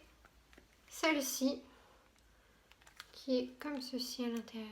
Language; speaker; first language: French; native; French